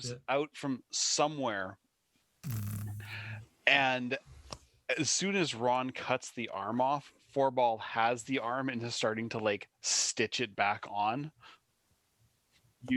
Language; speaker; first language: English; native; English